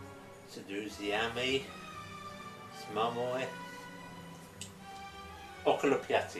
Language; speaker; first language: Russian; non-native, learner; English